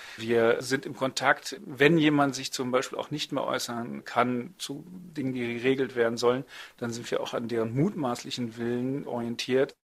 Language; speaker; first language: German; native; German